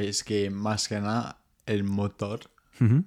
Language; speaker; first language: Spanish; non-native, fluent; English